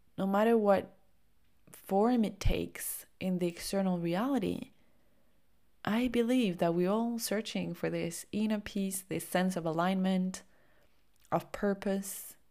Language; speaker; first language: English; non-native, fluent; French